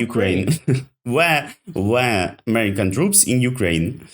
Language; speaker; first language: English; non-native, learner; Ukrainian